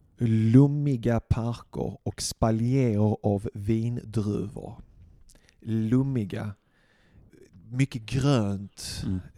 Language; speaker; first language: Swedish; early bilingual, other home language; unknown